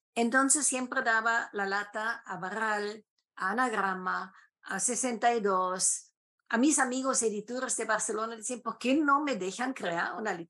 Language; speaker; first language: Spanish; non-native, fluent; German